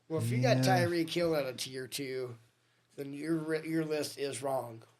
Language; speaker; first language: English; native; English